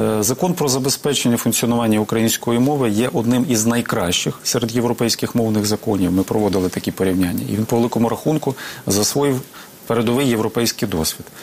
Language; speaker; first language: Ukrainian; native; Ukrainian